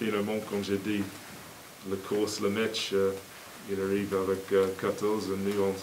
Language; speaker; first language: French; non-native, learner; English